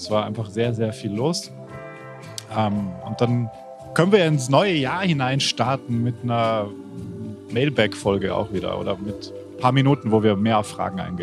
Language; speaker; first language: German; native; German